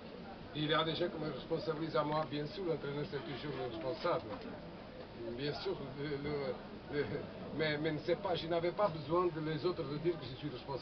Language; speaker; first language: French; non-native, fluent; Portuguese